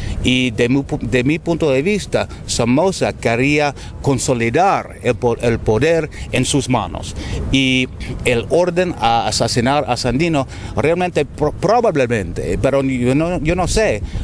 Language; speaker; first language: Spanish; non-native, fluent; English